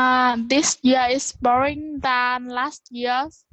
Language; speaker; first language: English; non-native, learner; Vietnamese